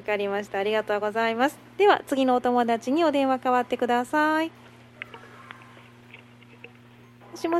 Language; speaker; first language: Japanese; native; Japanese